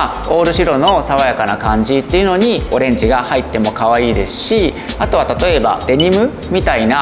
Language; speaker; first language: Japanese; native; Japanese